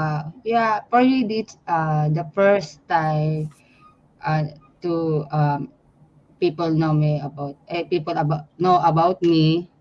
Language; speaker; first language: English; non-native, learner; Filipino